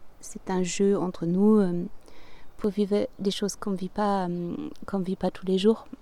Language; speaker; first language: French; non-native, fluent; German